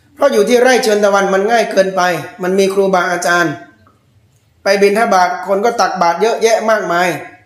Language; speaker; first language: Thai; native; Thai